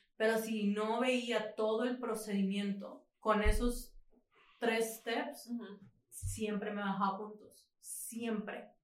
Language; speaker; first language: Spanish; native; Spanish